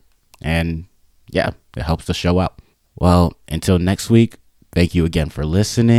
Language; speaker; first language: English; native; English